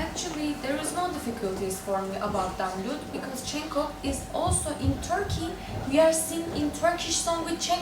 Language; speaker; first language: English; non-native, learner; Turkish